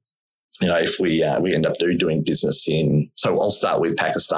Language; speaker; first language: English; native; English